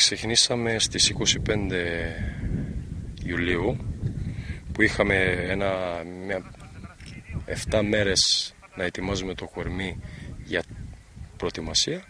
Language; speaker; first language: Greek; non-native, learner; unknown